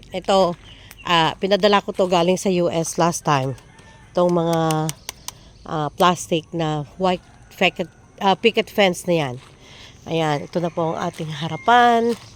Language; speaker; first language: Filipino; non-native, local second language; Iloko